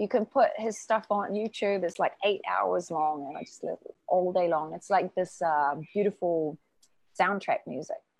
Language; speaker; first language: English; native; English